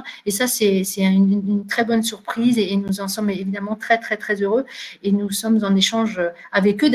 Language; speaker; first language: French; native; French